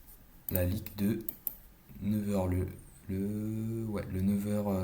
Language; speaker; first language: French; native; French